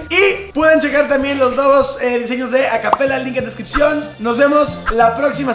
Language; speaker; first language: Spanish; native; Spanish